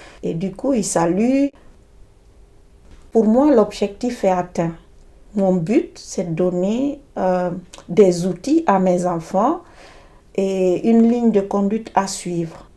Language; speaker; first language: French; native; French